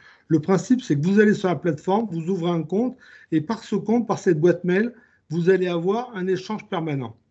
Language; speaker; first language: French; native; French